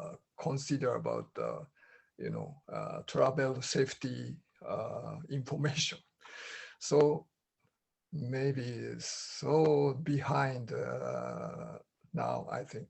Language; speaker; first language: English; non-native, learner; Japanese